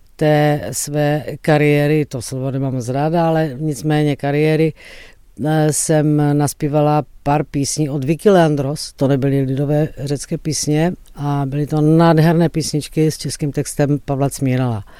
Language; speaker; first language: Czech; early bilingual, other home language; Greek